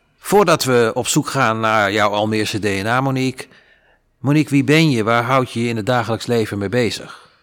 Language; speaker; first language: Dutch; native; Dutch